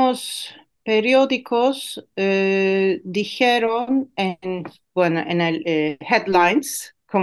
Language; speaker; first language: Spanish; non-native, fluent; Turkish